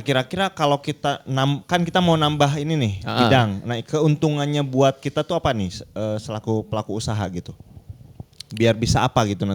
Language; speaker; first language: Indonesian; native; Indonesian